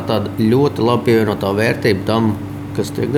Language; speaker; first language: Latvian; native; Latvian